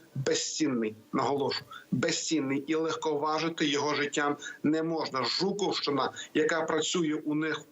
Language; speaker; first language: Ukrainian; native; Ukrainian